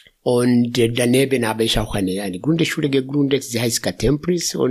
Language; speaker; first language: German; non-native, fluent; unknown